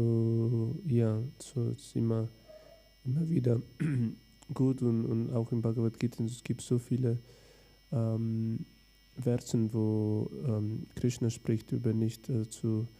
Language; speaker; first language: German; non-native, fluent; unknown